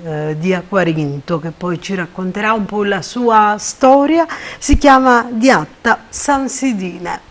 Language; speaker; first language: Italian; native; Italian